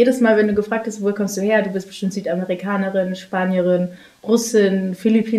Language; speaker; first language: German; native; German